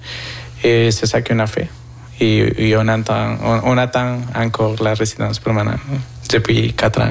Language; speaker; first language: French; non-native, fluent; Spanish